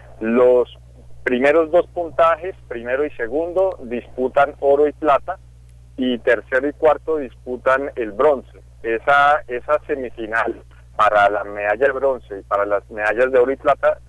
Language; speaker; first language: Spanish; native; Spanish